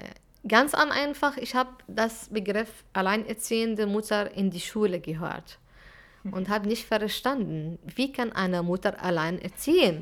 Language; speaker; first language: German; non-native, fluent; Arabic